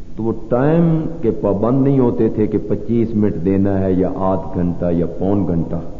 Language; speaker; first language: Urdu; non-native, local second language; Punjabi